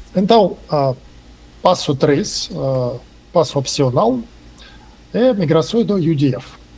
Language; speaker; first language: Portuguese; non-native, fluent; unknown